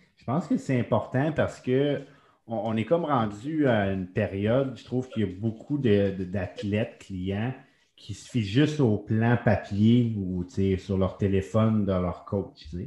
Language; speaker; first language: French; native; French